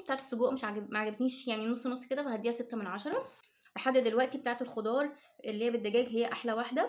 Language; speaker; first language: Arabic; native; Arabic